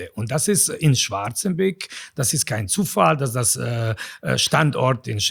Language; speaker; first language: German; non-native, fluent; Bosnian